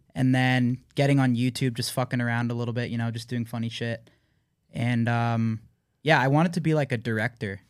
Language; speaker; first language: English; native; English